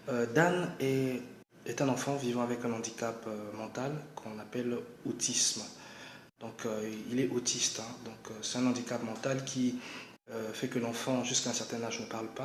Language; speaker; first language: French; non-native, local second language; Lingala